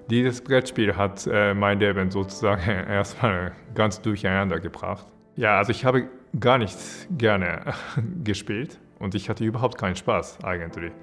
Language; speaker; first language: German; non-native, fluent; Japanese